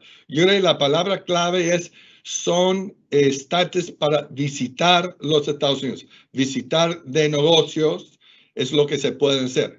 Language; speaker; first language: Spanish; non-native, fluent; English